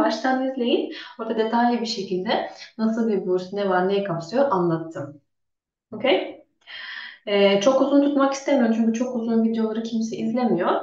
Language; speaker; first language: Turkish; non-native, fluent; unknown